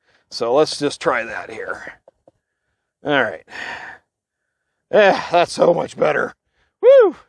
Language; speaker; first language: English; native; English